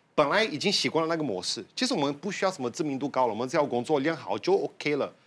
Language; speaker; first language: Chinese; non-native, fluent; Portuguese